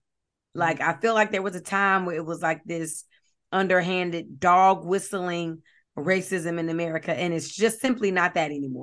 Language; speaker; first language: English; native; English